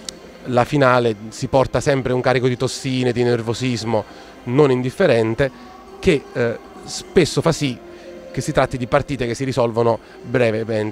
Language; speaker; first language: Italian; native; Italian